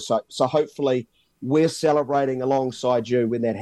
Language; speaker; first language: English; native; English